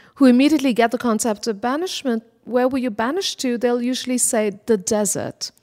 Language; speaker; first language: English; non-native, local second language; Bangla